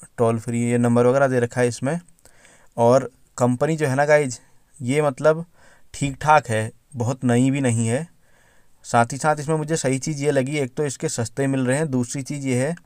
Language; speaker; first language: Hindi; native; Hindi